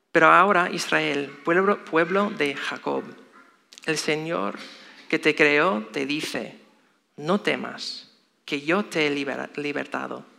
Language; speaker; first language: Spanish; non-native, fluent; English